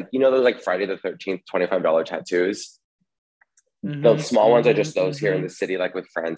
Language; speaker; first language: English; native; English